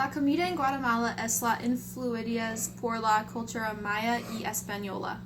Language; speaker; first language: Spanish; non-native, learner; English